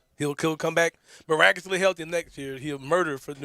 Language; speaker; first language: English; native; English